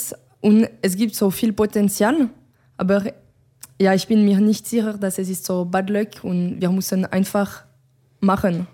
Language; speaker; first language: German; non-native, learner; French